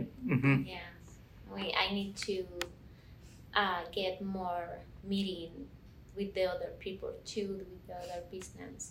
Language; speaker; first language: English; non-native, learner; Spanish